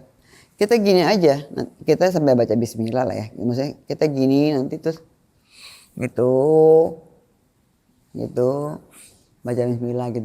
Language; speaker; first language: Indonesian; native; Indonesian